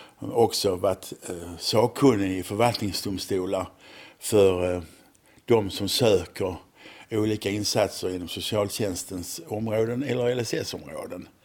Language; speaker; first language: Swedish; native; Swedish